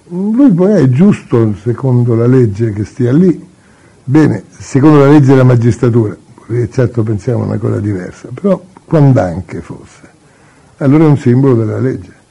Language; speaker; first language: Italian; native; Italian